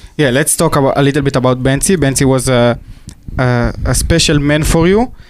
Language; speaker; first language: English; non-native, learner; Hebrew